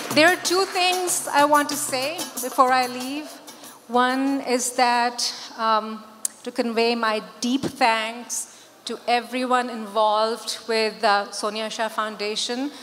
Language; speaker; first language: English; non-native, local second language; Urdu